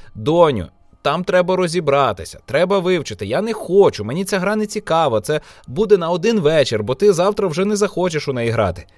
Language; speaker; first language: Ukrainian; native; Ukrainian